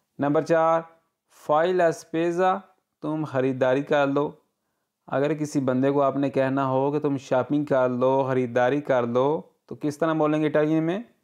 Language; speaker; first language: Urdu; non-native, local second language; Punjabi